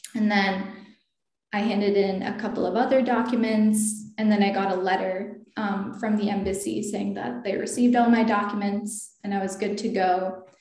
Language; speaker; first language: English; native; English